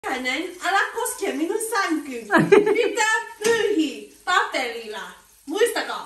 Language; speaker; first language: Finnish; non-native, learner; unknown